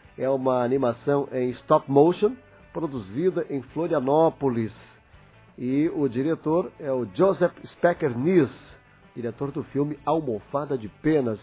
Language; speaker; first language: Portuguese; native; Portuguese